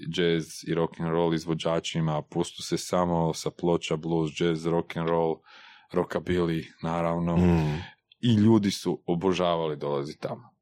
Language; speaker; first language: Croatian; native; Croatian